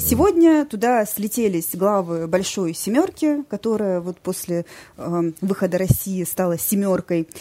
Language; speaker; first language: Russian; native; Russian